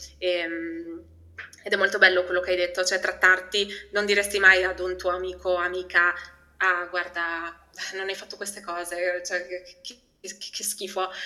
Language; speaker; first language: Italian; early bilingual, other home language; Albanian